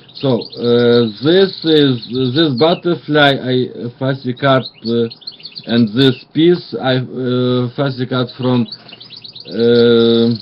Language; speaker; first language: English; non-native, learner; Russian